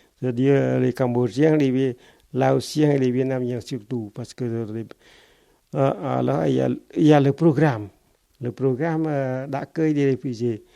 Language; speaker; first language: French; non-native, fluent; Khmer